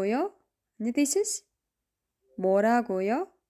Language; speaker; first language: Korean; non-native, fluent; Kyrgyz